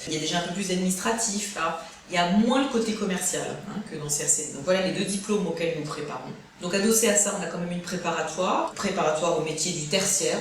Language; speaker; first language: French; native; French